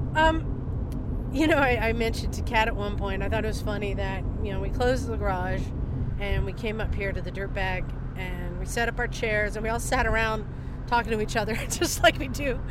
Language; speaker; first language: English; native; English